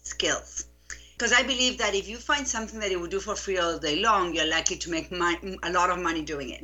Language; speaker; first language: English; non-native, fluent; Spanish